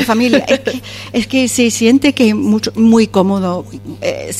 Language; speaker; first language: Spanish; non-native, fluent; English